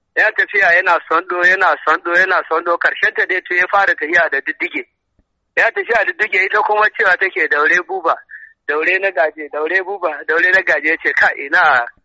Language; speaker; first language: Hausa; native; Hausa